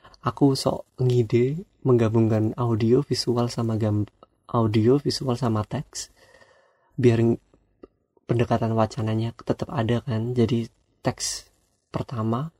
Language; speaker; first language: Indonesian; non-native, local second language; Javanese